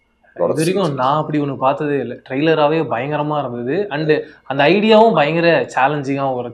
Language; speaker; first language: Tamil; native; Tamil